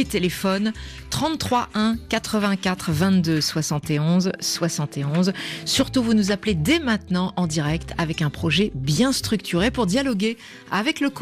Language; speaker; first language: French; native; French